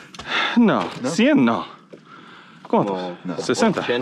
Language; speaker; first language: Spanish; non-native, learner; English